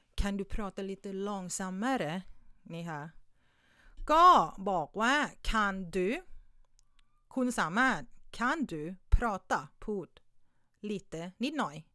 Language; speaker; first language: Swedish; non-native, fluent; Thai